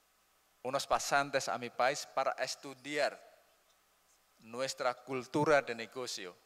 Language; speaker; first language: Spanish; non-native, learner; Indonesian